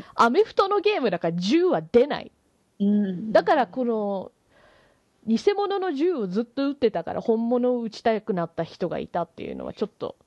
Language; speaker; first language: Japanese; native; Japanese